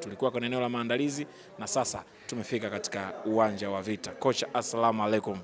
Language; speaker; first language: Swahili; native; Swahili